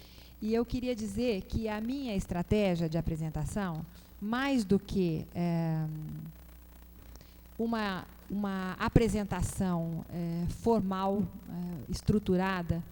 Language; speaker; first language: Portuguese; native; Portuguese